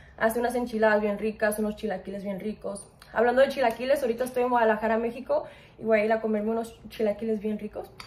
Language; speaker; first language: Spanish; early bilingual, heritage; Spanish